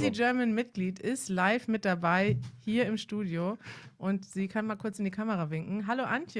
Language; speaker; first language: German; native; German